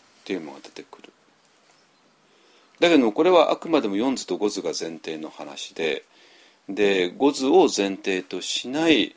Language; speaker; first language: Japanese; native; Japanese